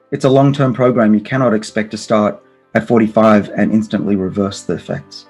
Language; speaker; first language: English; native; English